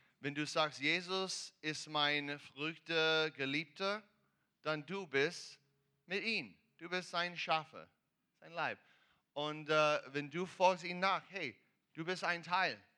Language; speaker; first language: German; non-native, learner; English